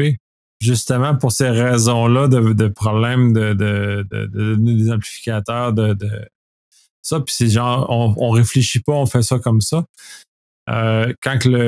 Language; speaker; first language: French; native; French